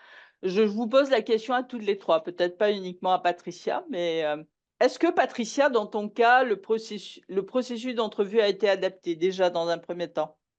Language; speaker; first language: French; native; French